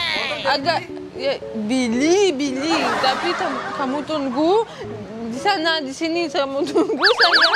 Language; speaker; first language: Indonesian; non-native, learner; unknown